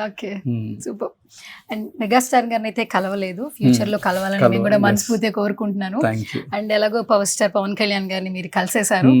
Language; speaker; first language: Telugu; native; Telugu